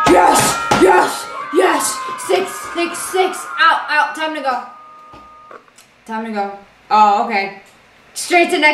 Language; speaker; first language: English; native; English